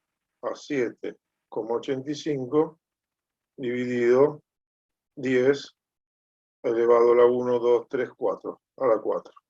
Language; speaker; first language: Spanish; native; Spanish